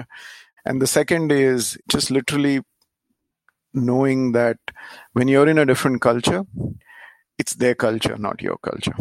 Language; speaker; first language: English; non-native, local second language; Marathi